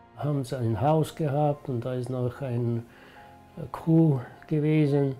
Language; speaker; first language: German; early bilingual, heritage; German